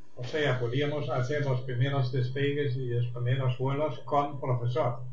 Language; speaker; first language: Spanish; non-native, fluent; German